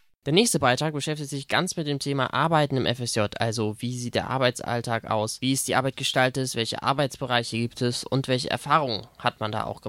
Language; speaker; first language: German; native; German